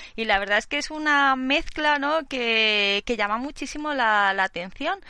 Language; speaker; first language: Spanish; native; Spanish